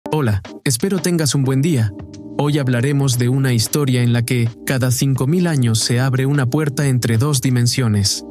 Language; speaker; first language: Spanish; native; Spanish